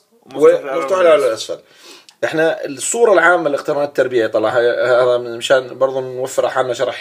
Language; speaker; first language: Arabic; native; Arabic